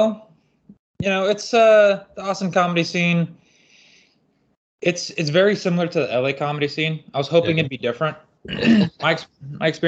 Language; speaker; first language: English; native; English